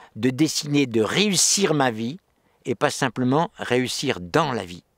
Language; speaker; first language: French; native; French